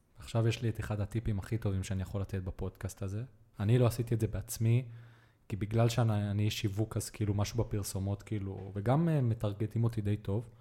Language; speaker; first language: Hebrew; native; Hebrew